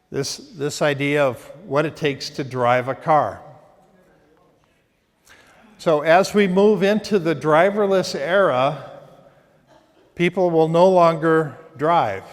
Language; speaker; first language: English; native; English